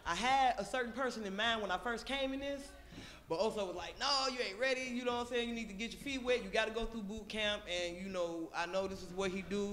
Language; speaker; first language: English; native; English